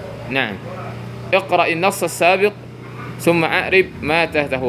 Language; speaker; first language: Arabic; non-native, fluent; Sundanese